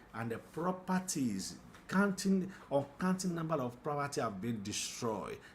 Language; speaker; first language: English; non-native, local second language; Yoruba